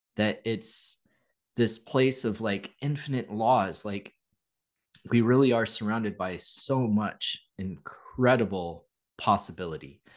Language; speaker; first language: English; native; English